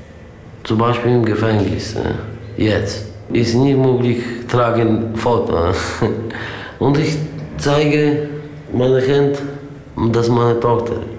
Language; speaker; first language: German; non-native, learner; Polish